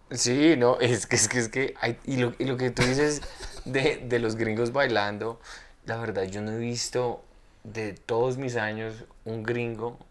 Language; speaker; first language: Spanish; native; Spanish